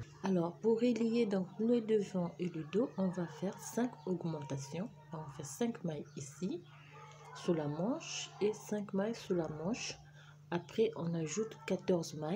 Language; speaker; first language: French; native; French